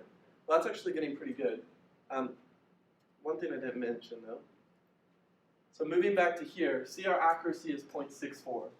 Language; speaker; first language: English; native; English